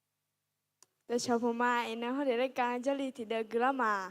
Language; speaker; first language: Thai; non-native, local second language; Akha